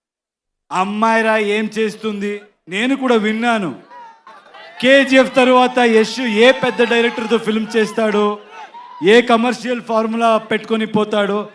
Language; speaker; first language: Telugu; non-native, local second language; Kannada